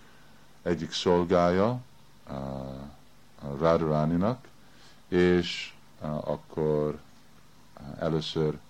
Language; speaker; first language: Hungarian; early bilingual, heritage; Hungarian